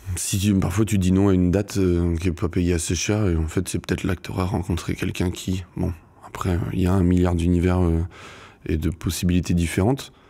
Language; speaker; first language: French; native; French